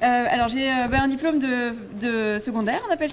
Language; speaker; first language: French; native; French